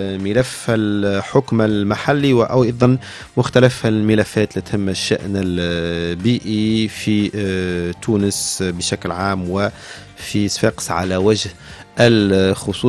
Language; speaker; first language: Arabic; native; Arabic